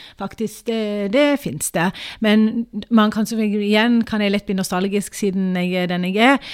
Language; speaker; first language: Norwegian; early bilingual, other home language; Urdu